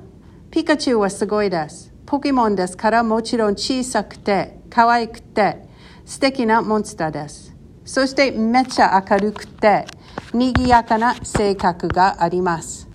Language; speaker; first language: Japanese; non-native, learner; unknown